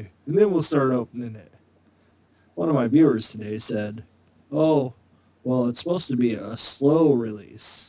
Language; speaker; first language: English; native; English